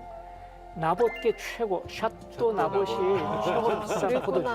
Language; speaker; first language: Korean; native; Korean